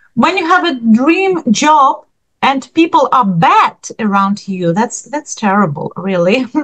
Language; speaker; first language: English; non-native, fluent; Ukrainian